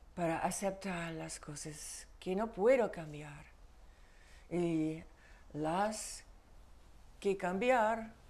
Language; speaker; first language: Spanish; non-native, learner; English